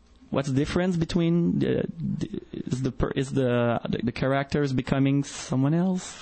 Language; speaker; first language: English; non-native, fluent; French